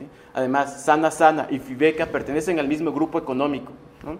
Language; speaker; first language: Spanish; native; Spanish